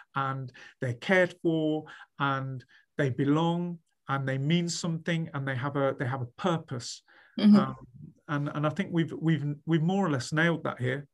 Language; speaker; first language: English; native; English